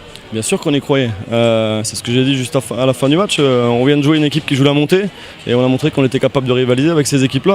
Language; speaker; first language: French; native; French